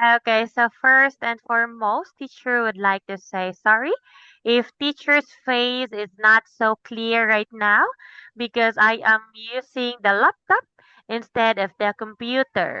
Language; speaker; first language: English; non-native, local second language; Cebuano